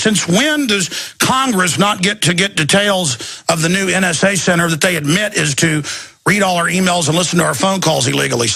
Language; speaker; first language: English; native; English